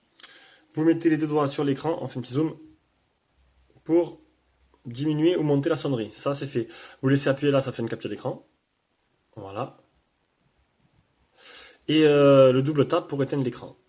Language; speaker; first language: French; native; French